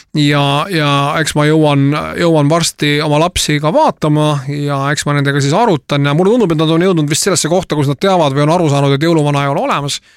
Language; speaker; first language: Estonian; native; Estonian